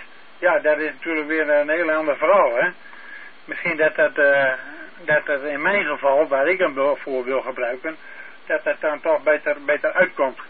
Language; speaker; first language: Dutch; native; Dutch